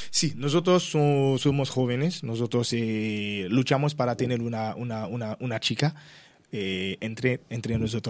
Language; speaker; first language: Spanish; non-native, learner; Haitian Creole